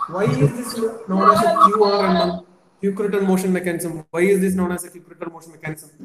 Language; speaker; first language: English; non-native, local second language; Malayalam